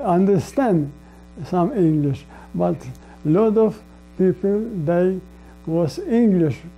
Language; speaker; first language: English; non-native, learner; Polish